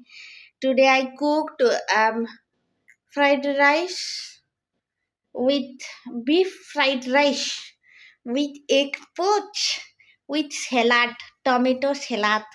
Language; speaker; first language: English; non-native, learner; Bangla